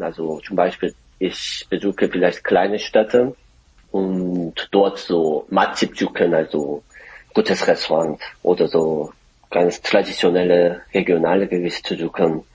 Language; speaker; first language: German; non-native, fluent; Korean